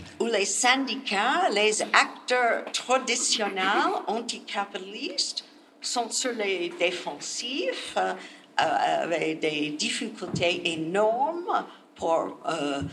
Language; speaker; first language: French; non-native, learner; English